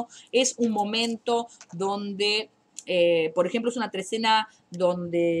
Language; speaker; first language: Spanish; native; Spanish